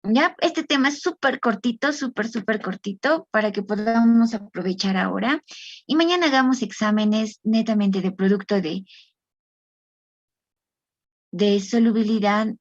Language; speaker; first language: Spanish; native; Spanish